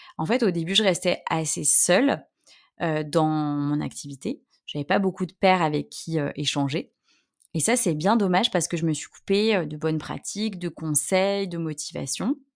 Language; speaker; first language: French; native; French